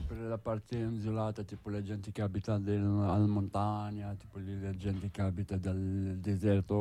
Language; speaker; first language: Italian; non-native, learner; Arabic